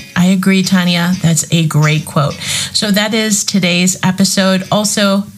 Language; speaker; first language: English; native; English